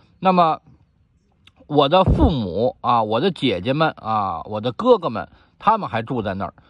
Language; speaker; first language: Chinese; native; Chinese